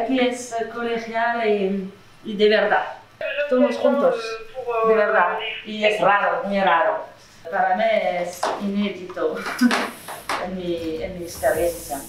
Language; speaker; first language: Spanish; non-native, learner; French